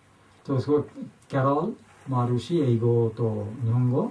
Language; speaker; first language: Japanese; non-native, learner; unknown